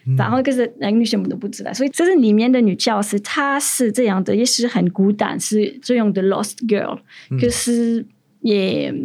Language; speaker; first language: Chinese; non-native, fluent; French